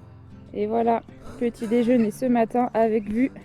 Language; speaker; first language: French; native; French